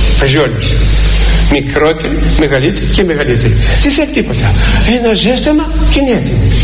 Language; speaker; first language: Greek; native; Greek